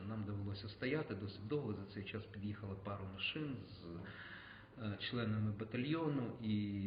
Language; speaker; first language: Ukrainian; native; Ukrainian